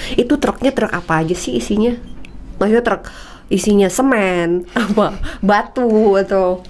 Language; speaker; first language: Indonesian; native; Indonesian